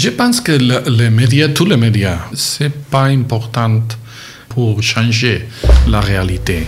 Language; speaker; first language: French; non-native, learner; Catalan